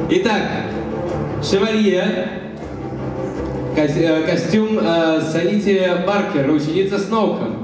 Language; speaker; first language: Russian; native; Russian